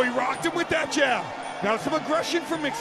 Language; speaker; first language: English; native; English